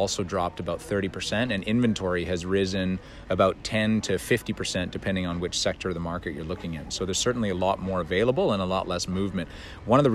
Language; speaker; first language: English; native; English